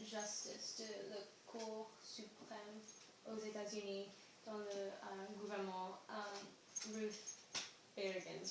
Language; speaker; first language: French; non-native, learner; English